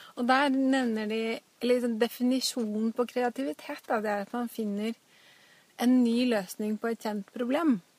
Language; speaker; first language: Norwegian; native; Norwegian